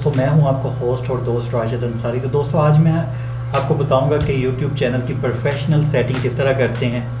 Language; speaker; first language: Urdu; native; Urdu